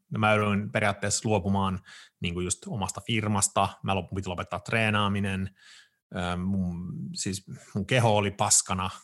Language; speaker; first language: Finnish; early bilingual, heritage; Finnish